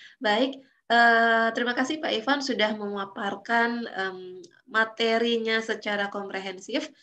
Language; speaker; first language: Indonesian; native; Indonesian